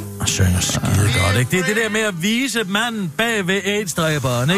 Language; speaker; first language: Danish; native; Danish